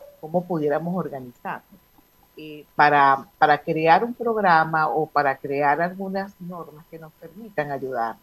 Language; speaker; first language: Spanish; native; Spanish